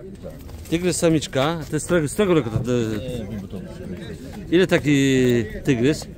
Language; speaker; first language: Polish; native; Polish